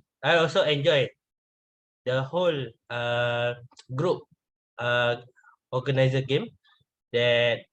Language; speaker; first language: English; non-native, learner; Malay